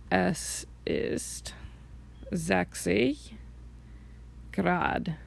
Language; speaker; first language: German; non-native, fluent; English